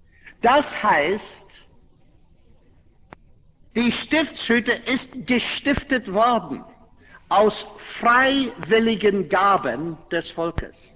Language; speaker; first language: German; non-native, fluent; English